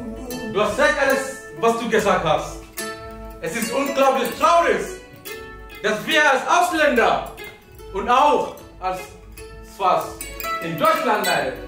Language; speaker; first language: German; non-native, learner; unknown